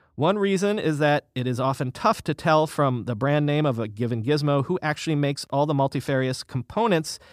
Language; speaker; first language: English; native; English